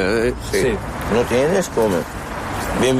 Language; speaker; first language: Spanish; non-native, learner; Arabic